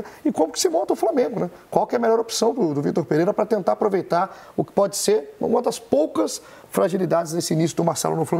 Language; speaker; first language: Portuguese; native; Portuguese